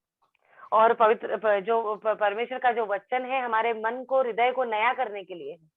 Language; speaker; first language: Hindi; native; Hindi